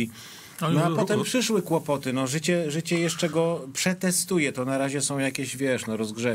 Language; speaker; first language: Polish; native; Polish